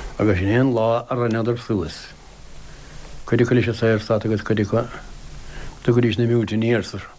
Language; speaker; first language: Irish; native; Irish